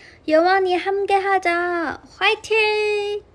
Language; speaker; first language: Korean; non-native, fluent; Chinese